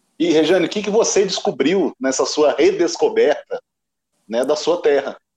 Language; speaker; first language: Portuguese; native; Portuguese